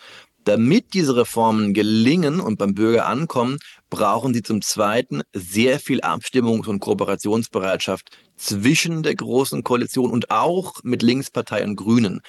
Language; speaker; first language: German; native; German